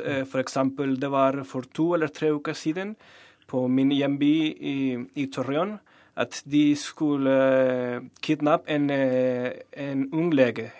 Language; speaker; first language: Norwegian; non-native, learner; Spanish